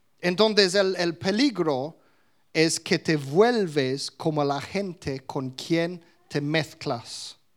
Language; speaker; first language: Spanish; non-native, fluent; English